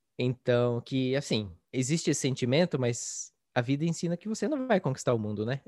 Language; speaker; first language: Portuguese; native; Portuguese